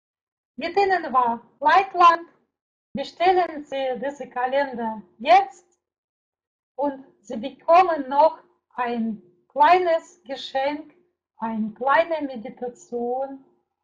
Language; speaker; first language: German; non-native, fluent; Russian